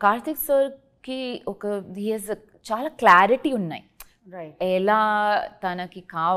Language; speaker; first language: Telugu; non-native, learner; Tulu